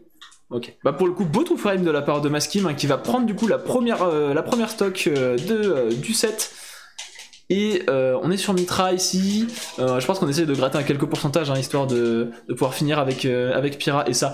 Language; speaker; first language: French; native; French